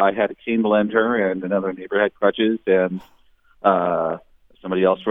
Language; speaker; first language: English; native; English